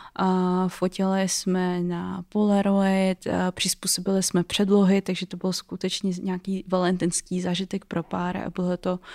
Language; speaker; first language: Czech; non-native, fluent; Russian